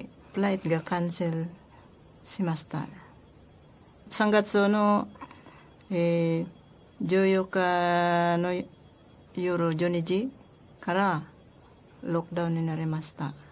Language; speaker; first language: Japanese; non-native, learner; Filipino